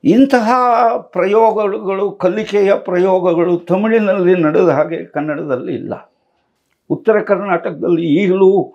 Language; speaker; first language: Kannada; non-native, local second language; Tamil